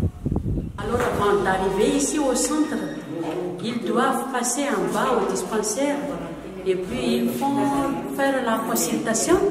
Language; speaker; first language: French; non-native, local second language; Malagasy